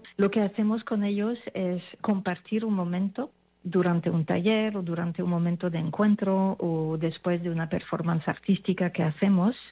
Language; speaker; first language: Spanish; non-native, fluent; French